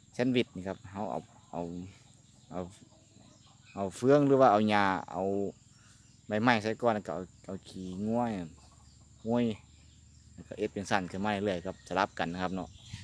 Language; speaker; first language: Thai; native; Thai